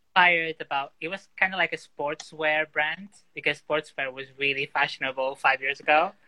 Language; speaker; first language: English; non-native, fluent; Portuguese